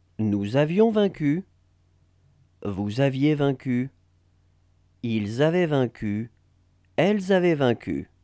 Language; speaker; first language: French; native; French